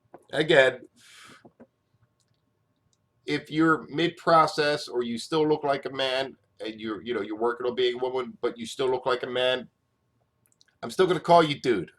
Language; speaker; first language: English; native; English